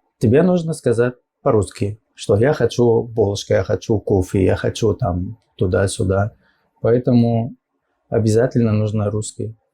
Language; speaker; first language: Russian; non-native, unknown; Arabic